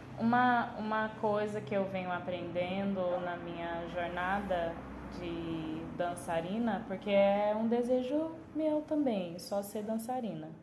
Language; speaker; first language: Portuguese; early bilingual, heritage; Portuguese